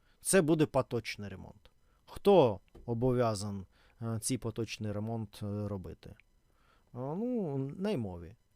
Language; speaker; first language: Ukrainian; non-native, learner; Russian